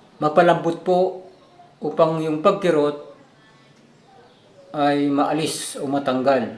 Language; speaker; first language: Filipino; native; Filipino